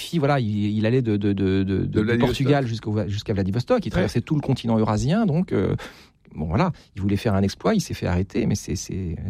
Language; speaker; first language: French; native; French